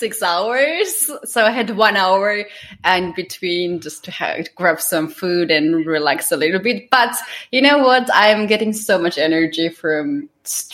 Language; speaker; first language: English; non-native, fluent; Georgian